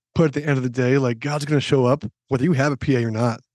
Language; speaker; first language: English; native; English